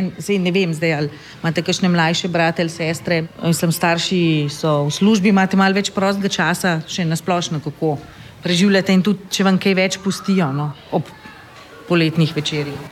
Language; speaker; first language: Slovenian; native; Slovenian